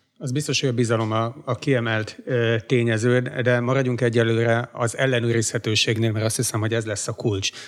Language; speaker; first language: Hungarian; native; Hungarian